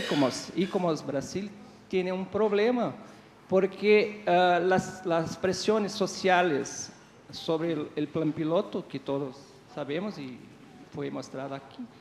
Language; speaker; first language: Spanish; non-native, fluent; Portuguese